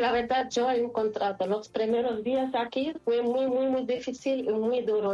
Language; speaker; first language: Spanish; non-native, local second language; Arabic